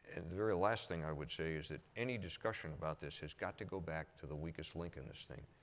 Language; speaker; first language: English; native; English